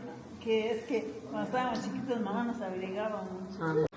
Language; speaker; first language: Spanish; native; Spanish